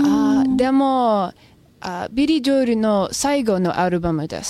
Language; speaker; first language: Japanese; non-native, learner; English